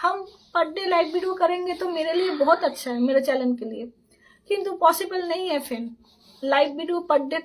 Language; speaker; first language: Hindi; non-native, local second language; Bangla